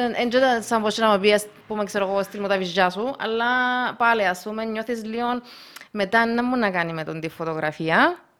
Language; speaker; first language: Greek; early bilingual, other home language; Russian